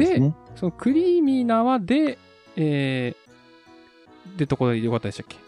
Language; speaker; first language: Japanese; native; Japanese